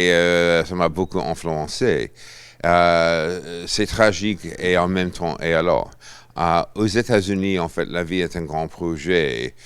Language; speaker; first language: French; non-native, fluent; English